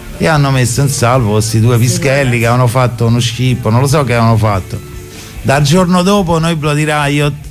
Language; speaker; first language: Italian; native; Italian